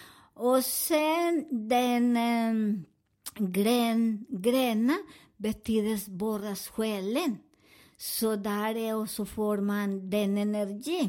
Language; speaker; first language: Swedish; non-native, learner; Spanish